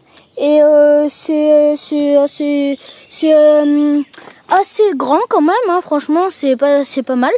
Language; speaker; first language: French; native; French